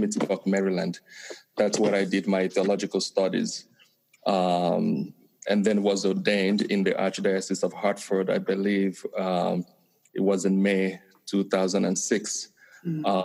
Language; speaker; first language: English; non-native, local second language; Igbo